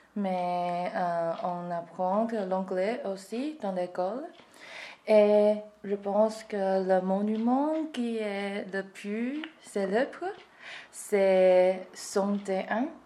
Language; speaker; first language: French; non-native, learner; Chinese